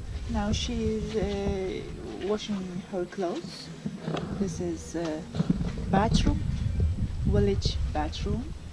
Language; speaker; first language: English; non-native, learner; Turkish